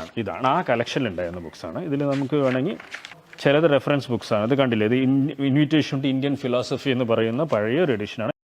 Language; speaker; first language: Malayalam; non-native, local second language; Kannada